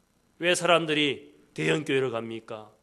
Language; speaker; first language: Korean; native; Korean